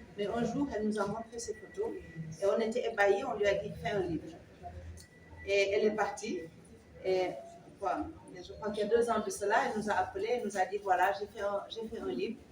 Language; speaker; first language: French; non-native, local second language; Wolof